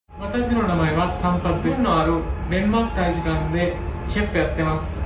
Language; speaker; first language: Japanese; non-native, learner; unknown